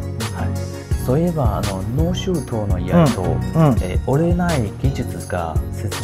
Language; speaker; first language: Japanese; non-native, learner; Chinese